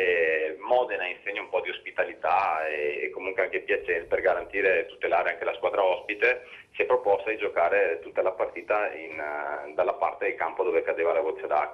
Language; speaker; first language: Italian; native; Italian